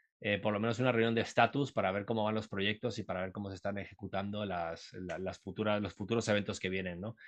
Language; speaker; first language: Spanish; native; Spanish